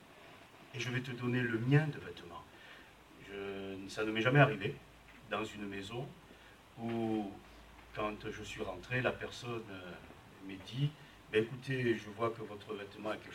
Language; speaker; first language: French; native; French